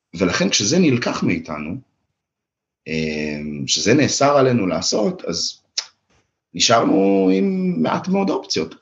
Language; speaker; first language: Hebrew; early bilingual, other home language; Russian